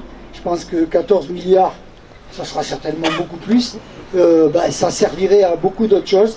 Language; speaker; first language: French; native; French